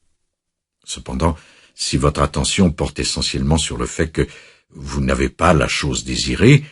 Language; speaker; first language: French; native; French